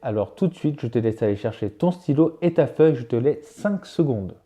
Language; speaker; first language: French; native; French